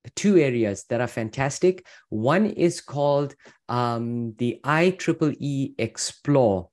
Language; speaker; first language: English; native; English